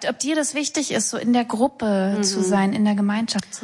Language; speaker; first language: German; native; German